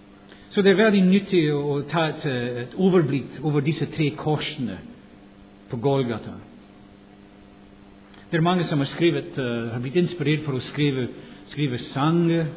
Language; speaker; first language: Swedish; non-native, fluent; English